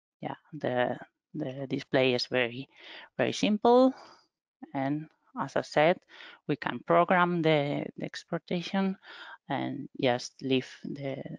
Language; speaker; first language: English; non-native, fluent; Spanish